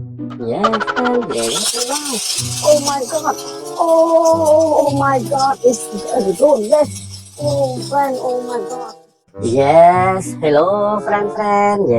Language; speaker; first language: English; non-native, learner; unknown